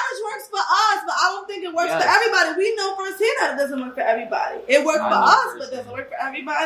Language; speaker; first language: English; native; English